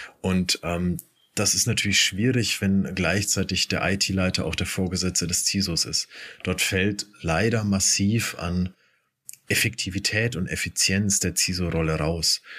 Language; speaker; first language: German; native; German